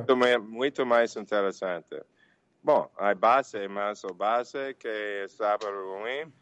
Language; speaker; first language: Portuguese; non-native, fluent; English